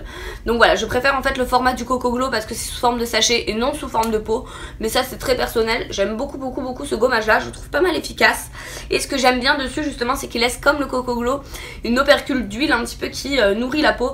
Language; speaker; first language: French; native; French